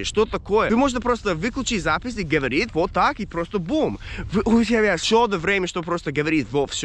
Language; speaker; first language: Russian; non-native, fluent; English